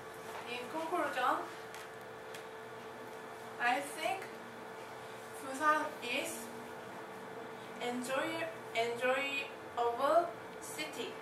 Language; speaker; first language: English; non-native, learner; Korean